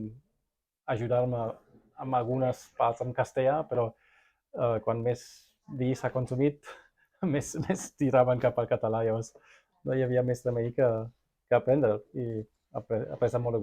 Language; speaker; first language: Catalan; non-native, fluent; German